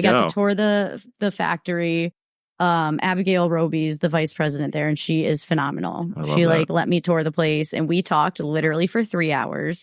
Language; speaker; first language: English; native; English